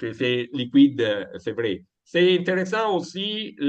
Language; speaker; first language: French; non-native, learner; Italian